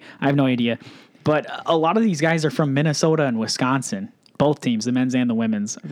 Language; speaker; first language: English; native; English